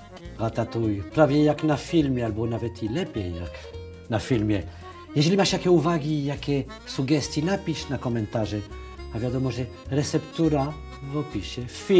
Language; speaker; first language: Polish; non-native, learner; French